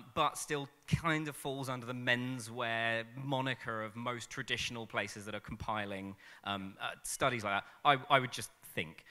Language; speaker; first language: English; native; English